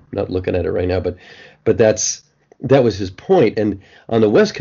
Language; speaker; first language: English; native; English